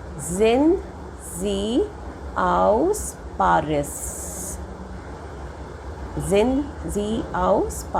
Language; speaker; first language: German; non-native, fluent; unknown